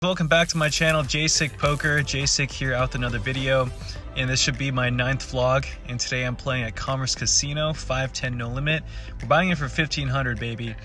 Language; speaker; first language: English; native; English